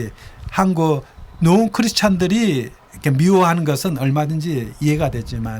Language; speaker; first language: Korean; native; Korean